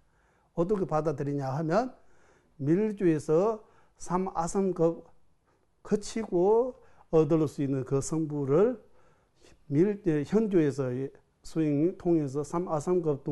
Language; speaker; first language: Korean; non-native, fluent; Tibetan